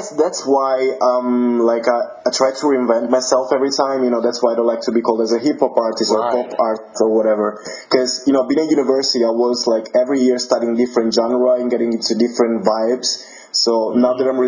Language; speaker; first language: English; non-native, fluent; Italian